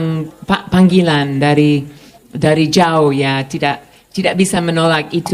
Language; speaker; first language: Indonesian; non-native, fluent; English